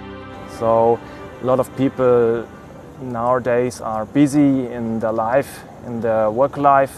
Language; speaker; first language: English; non-native, fluent; German